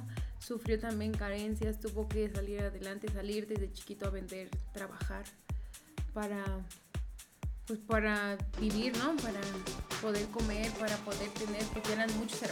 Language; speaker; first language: Spanish; native; Spanish